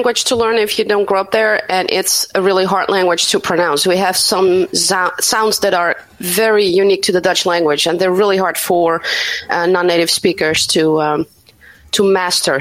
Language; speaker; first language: English; non-native, fluent; Dutch